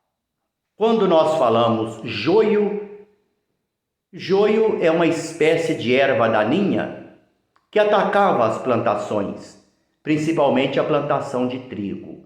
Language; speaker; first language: Portuguese; native; Portuguese